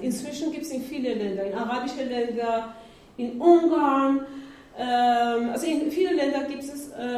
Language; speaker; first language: German; non-native, learner; Persian